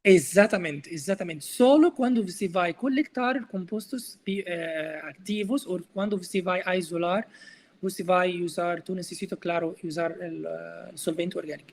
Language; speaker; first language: Portuguese; non-native, learner; Arabic